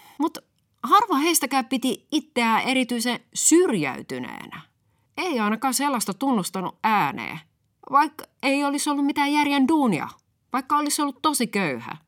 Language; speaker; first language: Finnish; native; Finnish